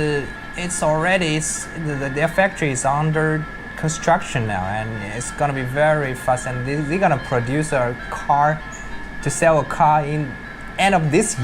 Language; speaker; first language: English; non-native, learner; Chinese